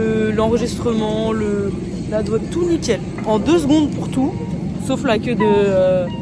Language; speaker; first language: French; native; French